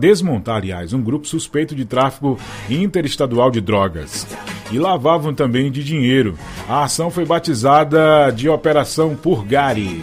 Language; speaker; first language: Portuguese; native; Portuguese